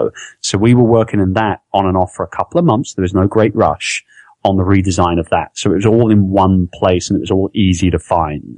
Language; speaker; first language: English; native; English